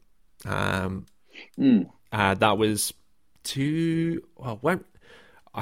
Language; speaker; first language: English; native; English